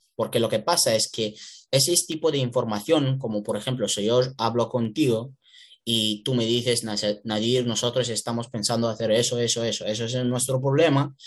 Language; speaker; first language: Spanish; non-native, learner; Italian